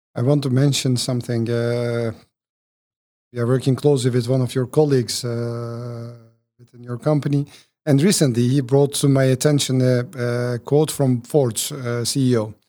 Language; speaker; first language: English; non-native, fluent; Turkish